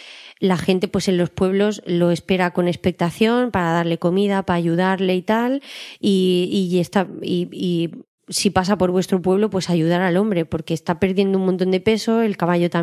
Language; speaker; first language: Spanish; native; Spanish